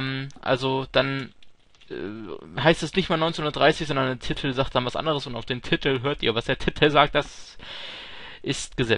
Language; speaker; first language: German; native; German